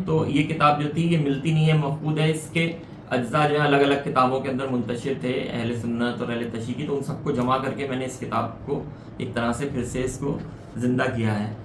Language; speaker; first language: Urdu; native; Urdu